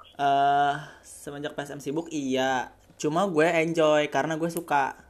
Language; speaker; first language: Indonesian; native; Indonesian